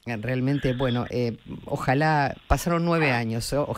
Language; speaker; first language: Spanish; native; Spanish